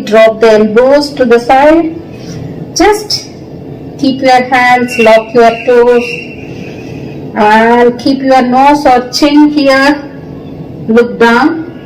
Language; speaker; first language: English; non-native, local second language; Tamil